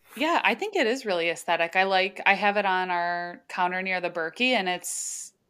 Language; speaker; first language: English; early bilingual, other home language; Slovak